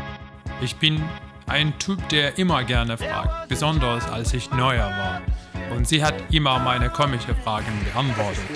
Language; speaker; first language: German; non-native, learner; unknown